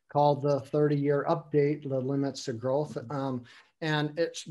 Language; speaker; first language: English; native; English